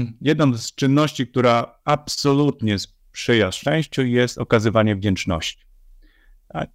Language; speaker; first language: Polish; native; Polish